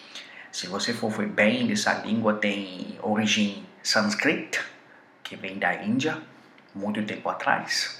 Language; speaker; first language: Portuguese; non-native, fluent; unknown